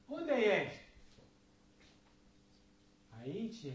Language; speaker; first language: Romanian; non-native, learner; English